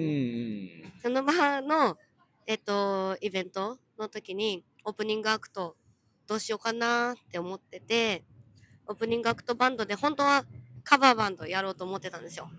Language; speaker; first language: Japanese; native; Japanese